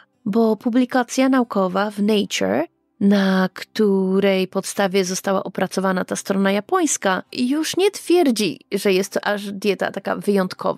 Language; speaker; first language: Polish; native; Polish